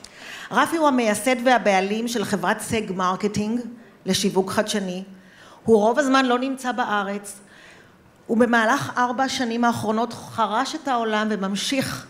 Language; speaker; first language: Hebrew; native; Hebrew